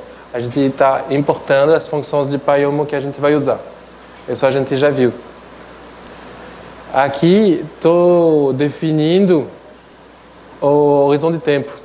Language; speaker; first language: Portuguese; non-native, fluent; French